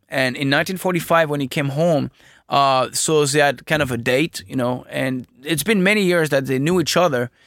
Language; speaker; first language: English; non-native, fluent; French